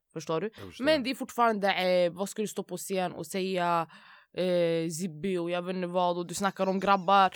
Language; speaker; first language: Swedish; early bilingual, other home language; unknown